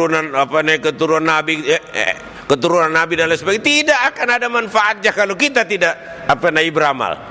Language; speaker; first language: Indonesian; native; Indonesian